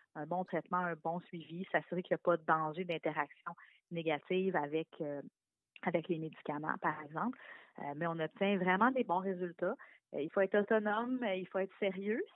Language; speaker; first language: French; native; French